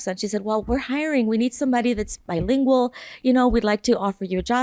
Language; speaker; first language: English; native; English